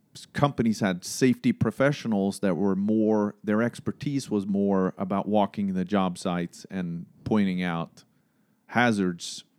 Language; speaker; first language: English; non-native, fluent; Swedish